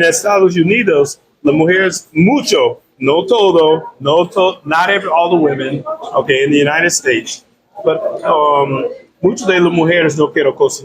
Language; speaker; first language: Spanish; non-native, learner; English